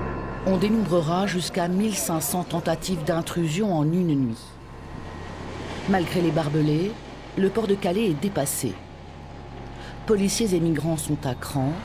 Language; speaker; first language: French; native; French